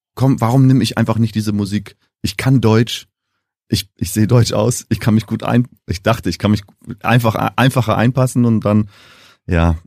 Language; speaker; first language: German; early bilingual, heritage; German